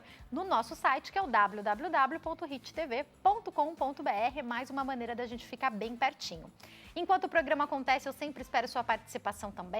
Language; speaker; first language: Portuguese; native; Portuguese